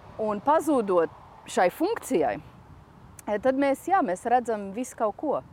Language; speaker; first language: Latvian; early bilingual, heritage; Latvian